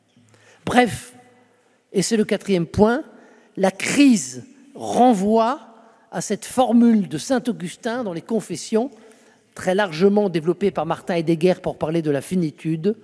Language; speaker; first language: French; native; French